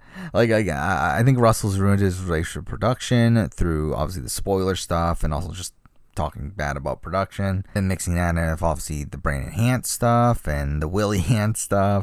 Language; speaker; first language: English; native; English